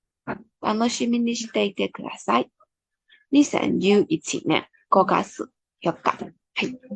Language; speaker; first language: Japanese; non-native, fluent; Burmese